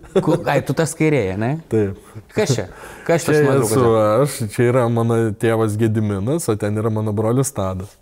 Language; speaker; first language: Lithuanian; native; Lithuanian